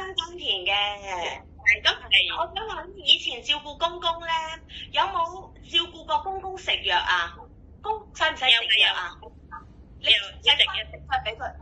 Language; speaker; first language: Cantonese; native; Cantonese